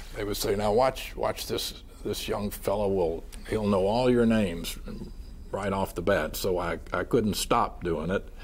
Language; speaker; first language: English; native; English